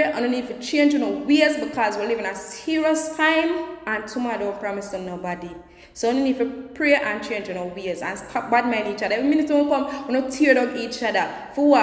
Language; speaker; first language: English; non-native, local second language; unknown